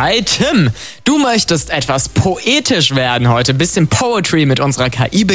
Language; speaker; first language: German; native; German